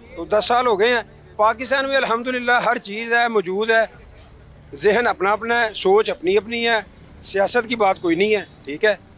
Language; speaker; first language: Urdu; non-native, local second language; Punjabi